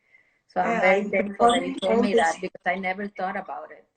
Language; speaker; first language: English; non-native, fluent; Spanish